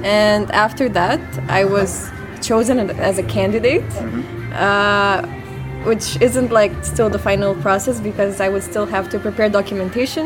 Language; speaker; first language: English; non-native, fluent; Macedonian